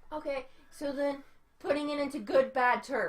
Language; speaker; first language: English; native; English